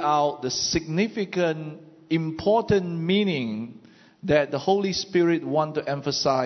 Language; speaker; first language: English; non-native, local second language; Chinese